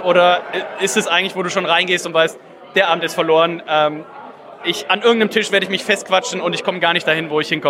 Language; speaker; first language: German; native; German